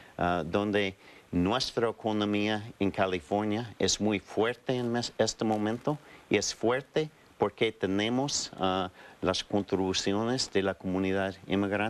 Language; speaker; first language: Spanish; non-native, fluent; English